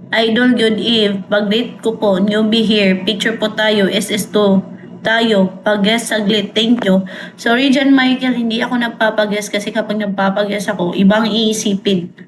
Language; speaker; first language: Filipino; non-native, local second language; Cebuano